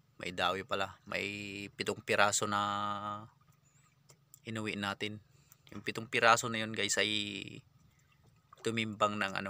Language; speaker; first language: Filipino; non-native, local second language; Iloko